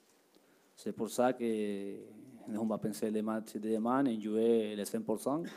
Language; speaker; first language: French; non-native, learner; Spanish